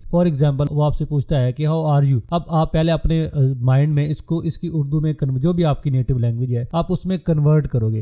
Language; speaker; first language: Urdu; non-native, local second language; Punjabi